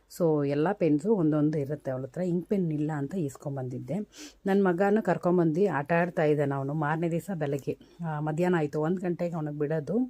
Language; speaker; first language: Kannada; non-native, local second language; Tamil